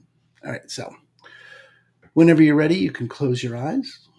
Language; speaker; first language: English; native; English